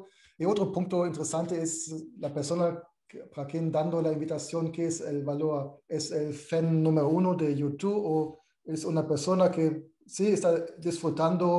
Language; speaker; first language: Spanish; non-native, fluent; German